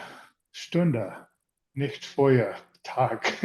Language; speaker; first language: German; non-native, learner; English